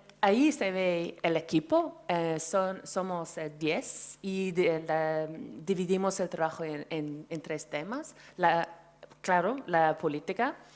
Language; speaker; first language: Spanish; non-native, fluent; English